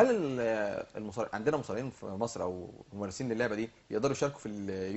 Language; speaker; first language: Arabic; native; Arabic